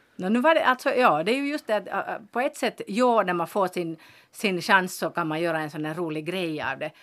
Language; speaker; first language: Swedish; native; Swedish